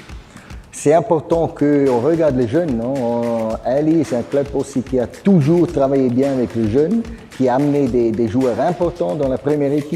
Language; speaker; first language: French; non-native, fluent; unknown